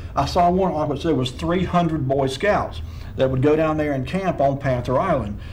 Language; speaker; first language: English; native; English